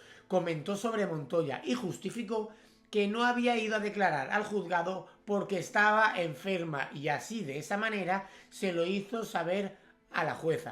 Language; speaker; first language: Spanish; native; Spanish